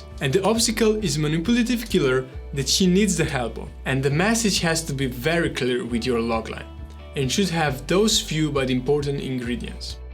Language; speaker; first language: English; non-native, fluent; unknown